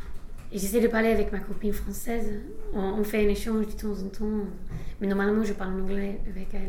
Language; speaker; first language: French; non-native, fluent; English